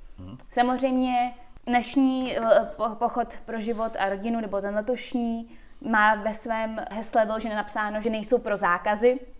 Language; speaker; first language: Czech; early bilingual, heritage; Czech